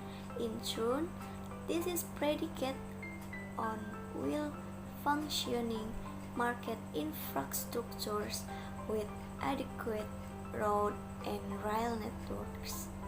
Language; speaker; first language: English; non-native, learner; Indonesian